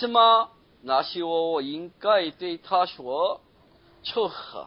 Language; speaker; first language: Chinese; non-native, learner; Korean